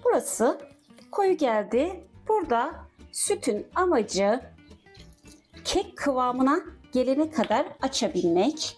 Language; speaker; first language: Turkish; native; Turkish